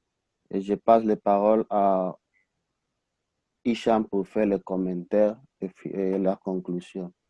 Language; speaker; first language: French; non-native, learner; Arabic